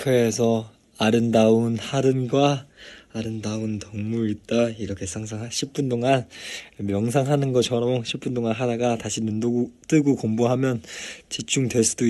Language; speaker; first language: Korean; non-native, fluent; Chinese